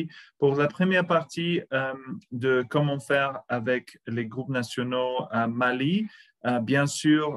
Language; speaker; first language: French; non-native, fluent; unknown